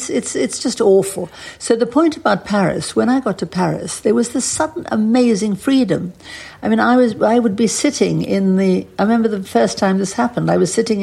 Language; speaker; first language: English; native; English